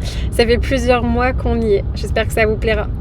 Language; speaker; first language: French; native; French